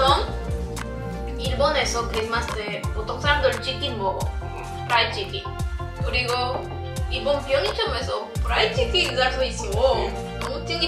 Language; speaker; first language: Korean; non-native, learner; Spanish